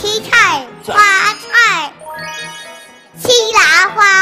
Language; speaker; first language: Chinese; native; Chinese